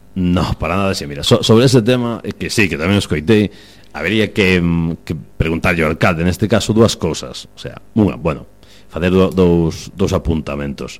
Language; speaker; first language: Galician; native; Galician